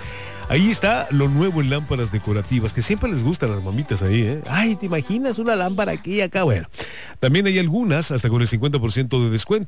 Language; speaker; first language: Spanish; native; Spanish